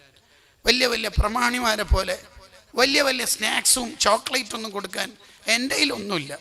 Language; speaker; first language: Malayalam; native; Malayalam